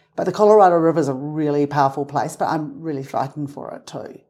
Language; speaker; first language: English; native; English